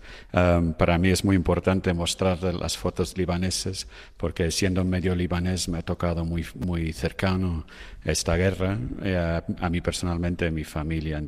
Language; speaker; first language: Spanish; non-native, fluent; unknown